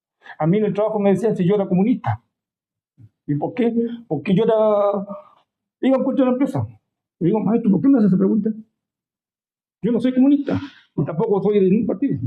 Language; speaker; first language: Spanish; native; Spanish